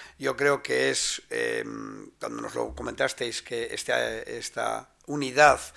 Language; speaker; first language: Spanish; native; Spanish